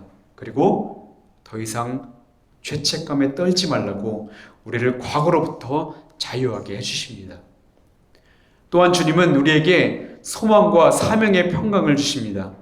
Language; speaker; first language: Korean; native; Korean